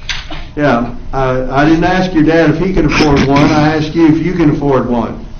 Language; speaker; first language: English; native; English